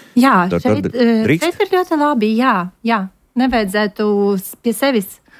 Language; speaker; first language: Latvian; non-native, local second language; Russian